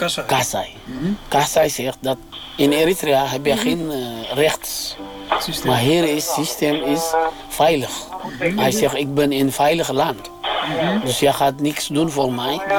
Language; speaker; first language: Dutch; non-native, learner; Tigrinya